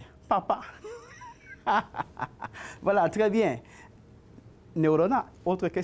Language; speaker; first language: French; non-native, fluent; Spanish